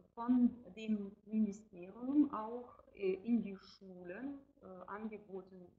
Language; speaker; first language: German; non-native, fluent; Ukrainian